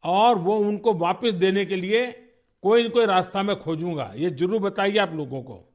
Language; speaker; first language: Hindi; non-native, local second language; Gujarati